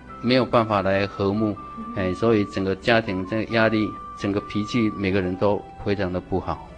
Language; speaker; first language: Chinese; native; Chinese